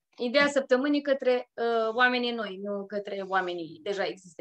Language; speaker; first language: Romanian; native; Romanian